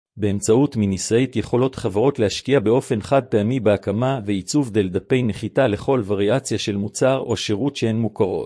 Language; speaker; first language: Hebrew; native; Hebrew